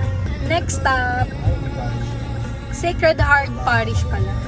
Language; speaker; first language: English; non-native, local second language; Filipino